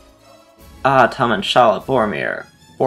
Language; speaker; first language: Chinese; non-native, learner; English